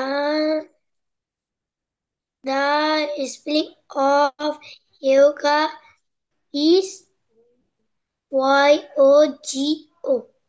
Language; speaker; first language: English; non-native, learner; Bangla